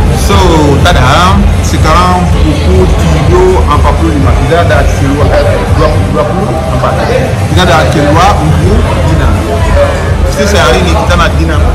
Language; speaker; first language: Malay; non-native, learner; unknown